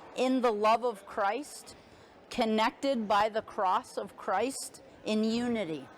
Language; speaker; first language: English; native; English